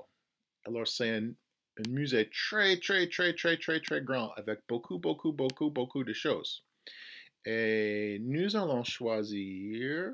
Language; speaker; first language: French; non-native, fluent; English